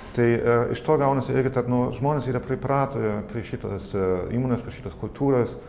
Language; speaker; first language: Lithuanian; non-native, fluent; German